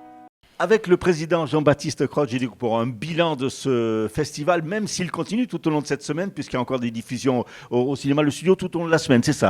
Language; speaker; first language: French; native; French